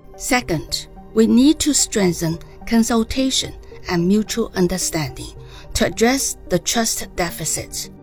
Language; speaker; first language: English; non-native, fluent; Chinese